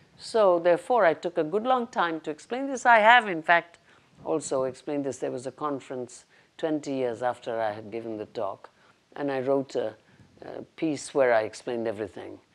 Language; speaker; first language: English; non-native, local second language; Bangla